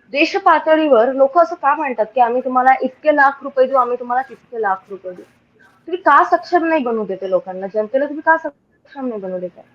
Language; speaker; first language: Marathi; native; Marathi